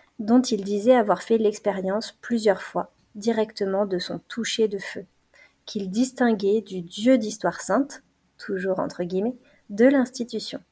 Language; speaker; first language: French; native; French